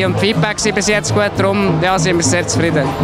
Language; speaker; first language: German; native; German